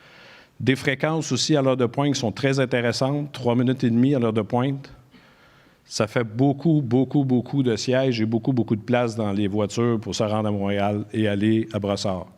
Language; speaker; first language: French; native; French